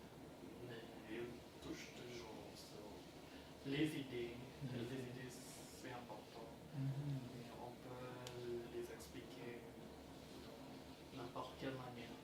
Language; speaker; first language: French; non-native, fluent; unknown